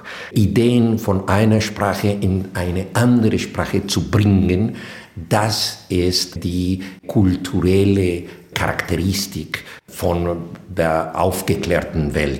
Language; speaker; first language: German; non-native, fluent; Spanish